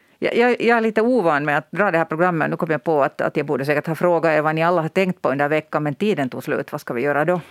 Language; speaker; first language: Swedish; native; Swedish